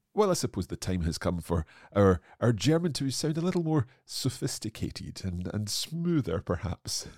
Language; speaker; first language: English; native; English